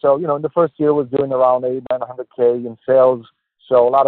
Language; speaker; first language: English; non-native, fluent; Romanian